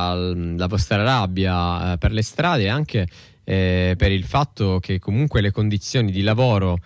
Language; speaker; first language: Italian; native; Italian